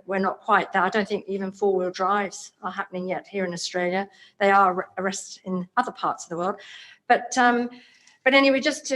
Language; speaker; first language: English; native; English